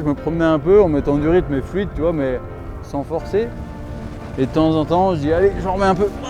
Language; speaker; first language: French; native; French